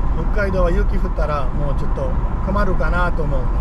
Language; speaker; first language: Japanese; non-native, fluent; Urdu